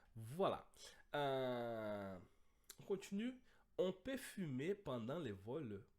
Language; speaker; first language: French; non-native, fluent; Portuguese